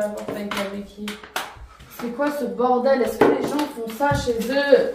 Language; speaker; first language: French; native; French